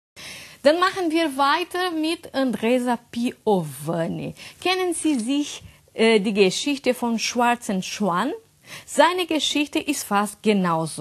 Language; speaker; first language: German; non-native, learner; Portuguese